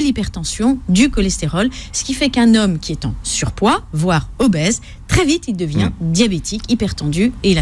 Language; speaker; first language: French; native; French